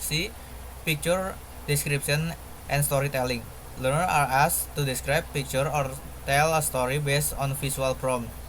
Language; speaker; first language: English; non-native, learner; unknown